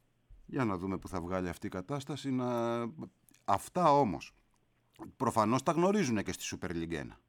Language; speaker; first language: Greek; native; Greek